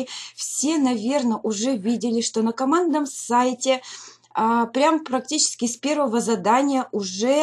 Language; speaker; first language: Russian; native; Russian